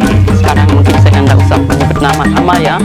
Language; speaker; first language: Indonesian; non-native, fluent; German